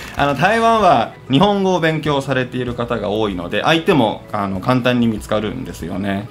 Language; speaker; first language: Japanese; native; Japanese